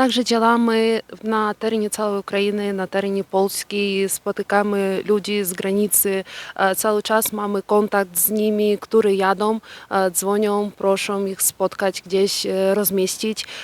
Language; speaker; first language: Polish; non-native, learner; Ukrainian